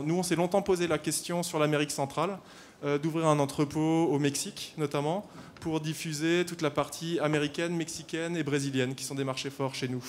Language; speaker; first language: French; native; French